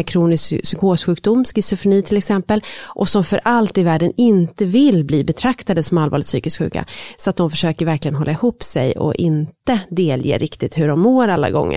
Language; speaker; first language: Swedish; native; Swedish